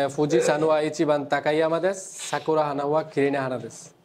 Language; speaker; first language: Japanese; non-native, learner; Bangla